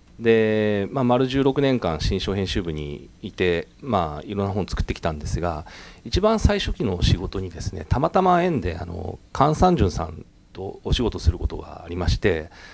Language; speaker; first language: Japanese; native; Japanese